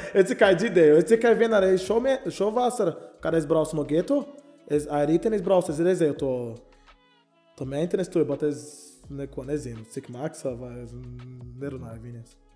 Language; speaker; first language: Latvian; non-native, learner; Portuguese